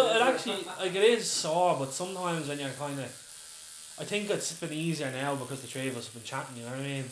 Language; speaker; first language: English; native; English